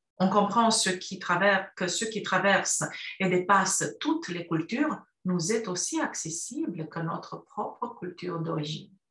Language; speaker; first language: French; non-native, fluent; Romanian